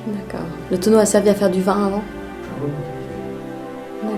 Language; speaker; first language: French; native; French